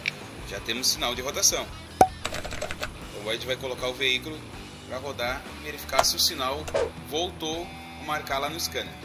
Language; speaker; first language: Portuguese; native; Portuguese